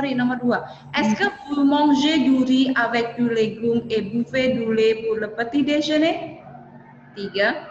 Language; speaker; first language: French; non-native, fluent; Indonesian